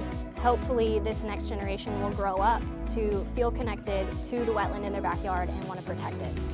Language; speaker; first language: English; native; English